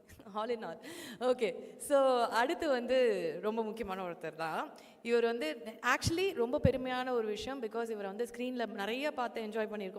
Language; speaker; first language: Tamil; native; Tamil